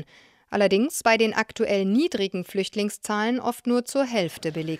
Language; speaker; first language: German; native; German